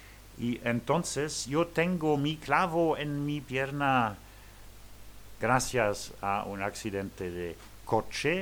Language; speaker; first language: Spanish; non-native, learner; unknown